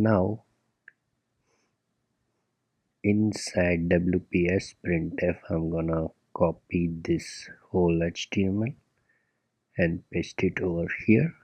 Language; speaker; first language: English; non-native, local second language; Gujarati